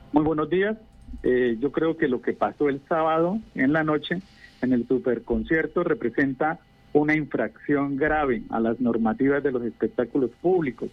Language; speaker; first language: Spanish; native; Spanish